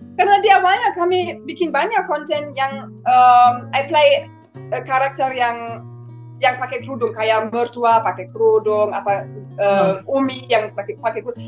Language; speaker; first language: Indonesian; non-native, fluent; German